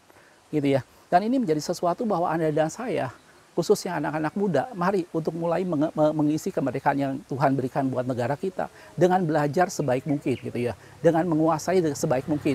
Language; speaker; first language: Indonesian; native; Indonesian